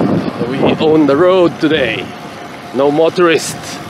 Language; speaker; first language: English; non-native, local second language; Filipino